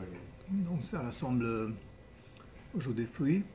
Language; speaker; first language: French; non-native, fluent; Romanian